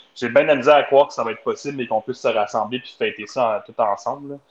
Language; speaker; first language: French; native; French